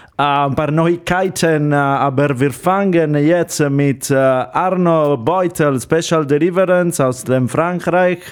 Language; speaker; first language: German; non-native, learner; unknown